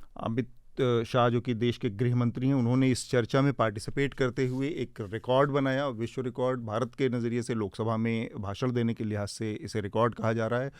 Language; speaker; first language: Hindi; native; Hindi